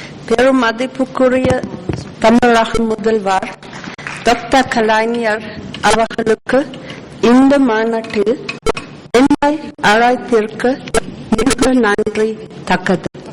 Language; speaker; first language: Tamil; non-native, learner; German